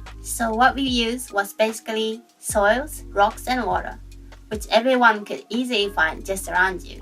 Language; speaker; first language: English; non-native, fluent; Japanese